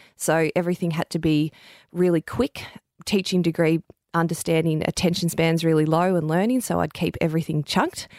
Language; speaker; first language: English; native; English